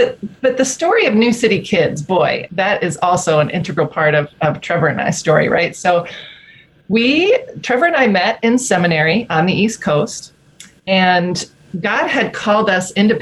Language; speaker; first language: English; native; English